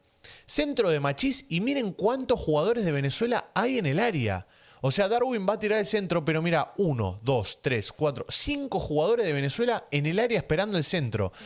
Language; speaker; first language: Spanish; native; Spanish